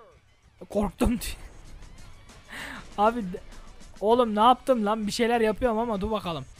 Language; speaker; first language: Turkish; native; Turkish